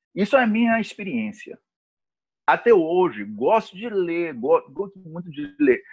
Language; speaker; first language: Portuguese; non-native, fluent; English